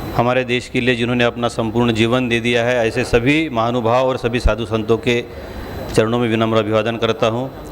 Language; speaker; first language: Hindi; non-native, local second language; Marathi